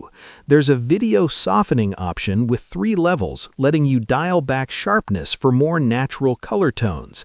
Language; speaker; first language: English; native; English